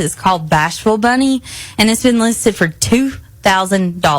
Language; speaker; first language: English; native; English